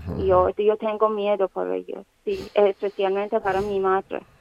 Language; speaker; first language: Spanish; non-native, learner; Persian